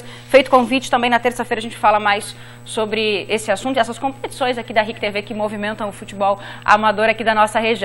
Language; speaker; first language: Portuguese; native; Portuguese